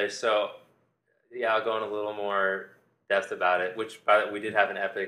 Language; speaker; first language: English; native; English